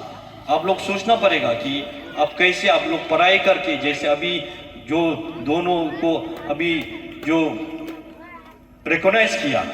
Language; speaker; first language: Hindi; non-native, fluent; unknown